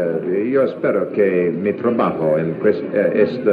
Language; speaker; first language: Spanish; non-native, learner; English